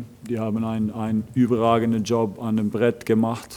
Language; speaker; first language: German; non-native, fluent; Finnish